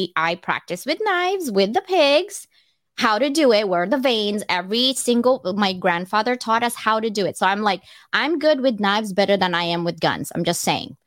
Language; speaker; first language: English; early bilingual, other home language; Cebuano